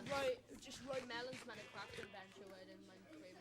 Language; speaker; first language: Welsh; non-native, local second language; English